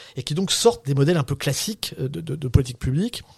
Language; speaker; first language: French; native; French